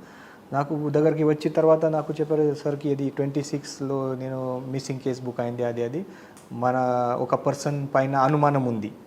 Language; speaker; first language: Telugu; non-native, fluent; Hindi